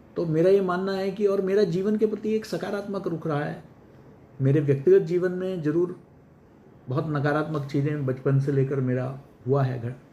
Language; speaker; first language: Hindi; non-native, local second language; Malayalam